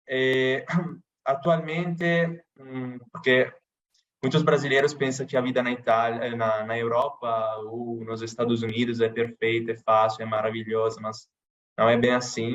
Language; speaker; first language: Portuguese; non-native, fluent; Italian